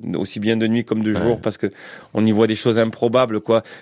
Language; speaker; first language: French; native; French